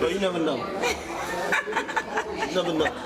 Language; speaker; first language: English; native; English